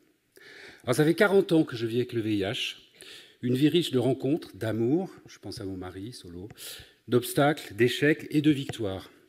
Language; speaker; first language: French; native; French